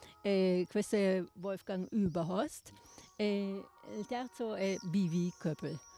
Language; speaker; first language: Italian; non-native, learner; German